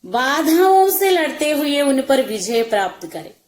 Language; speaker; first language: Hindi; non-native, local second language; Telugu